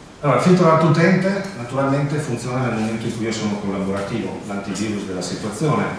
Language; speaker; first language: Italian; early bilingual, heritage; Italian